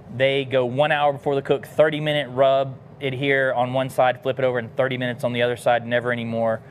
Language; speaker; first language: English; native; English